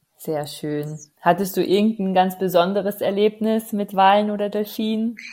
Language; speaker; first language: German; native; German